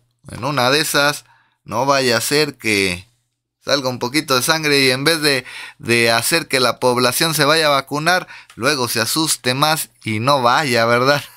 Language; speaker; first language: Spanish; native; Spanish